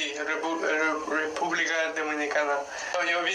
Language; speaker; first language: Spanish; non-native, learner; English